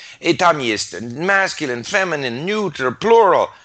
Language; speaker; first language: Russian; non-native, learner; English